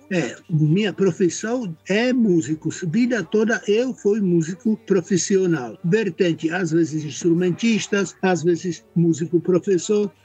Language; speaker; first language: Portuguese; non-native, fluent; Czech